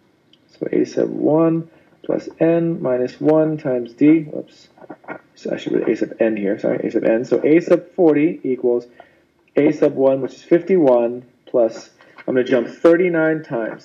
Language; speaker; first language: English; native; English